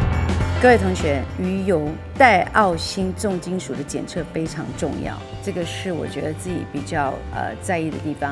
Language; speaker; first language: Chinese; native; Chinese